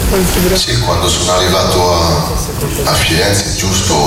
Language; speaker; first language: Italian; non-native, learner; French